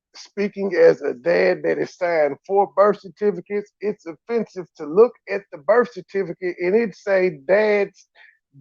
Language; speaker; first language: English; native; English